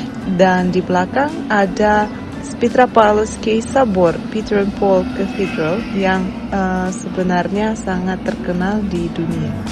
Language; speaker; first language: Indonesian; non-native, fluent; Russian